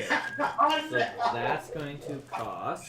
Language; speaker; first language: English; native; English